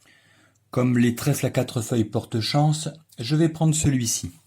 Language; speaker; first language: French; native; French